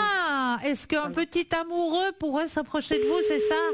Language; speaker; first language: French; native; French